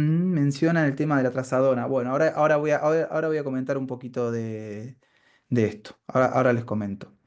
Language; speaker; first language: Spanish; native; Spanish